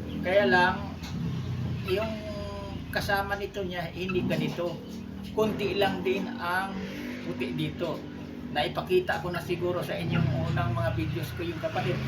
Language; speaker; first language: Filipino; non-native, local second language; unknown